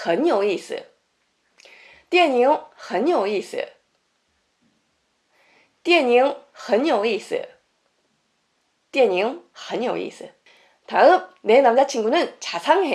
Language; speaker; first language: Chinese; non-native, fluent; Korean